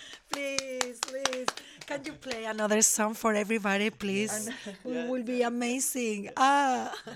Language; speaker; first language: English; non-native, learner; Spanish